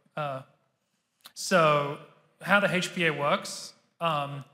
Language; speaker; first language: English; native; English